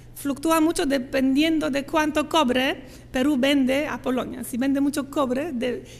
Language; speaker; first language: Spanish; non-native, fluent; Polish